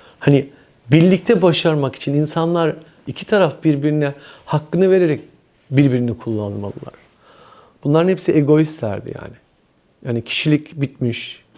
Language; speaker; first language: Turkish; early bilingual, heritage; Turkish